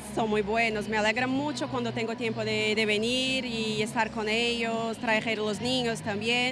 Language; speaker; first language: Spanish; non-native, fluent; Portuguese